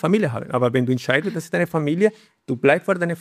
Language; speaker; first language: German; non-native, learner; Spanish